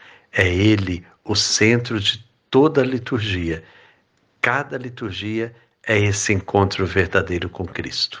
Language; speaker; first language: Portuguese; native; Portuguese